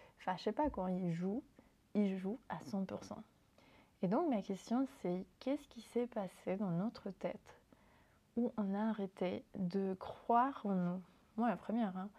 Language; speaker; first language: French; non-native, fluent; Spanish